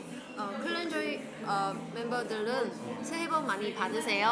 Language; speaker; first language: Korean; non-native, learner; Chinese